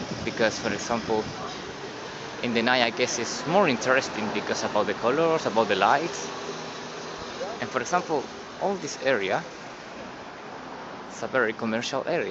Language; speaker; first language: English; non-native, learner; Spanish